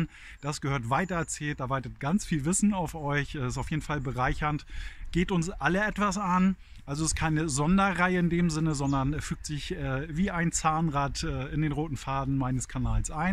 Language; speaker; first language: German; native; German